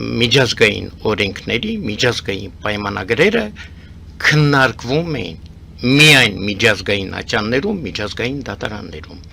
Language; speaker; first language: Armenian; early bilingual, heritage; Armenian